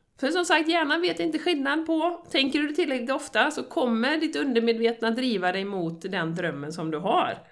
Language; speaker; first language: Swedish; native; Swedish